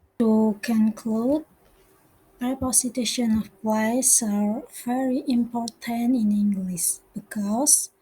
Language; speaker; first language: English; non-native, learner; Indonesian